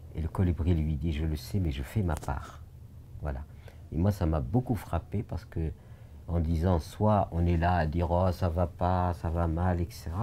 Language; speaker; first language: French; non-native, local second language; Arabic